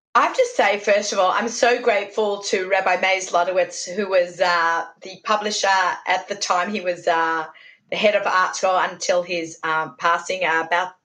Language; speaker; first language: English; native; English